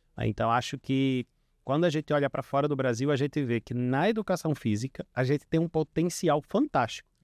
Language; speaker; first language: Portuguese; native; Portuguese